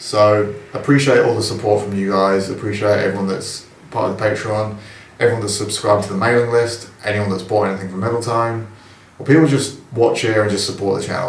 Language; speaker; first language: English; native; English